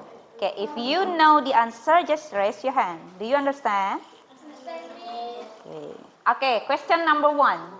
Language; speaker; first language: English; non-native, fluent; Indonesian